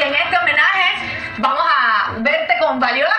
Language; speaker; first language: Spanish; native; Spanish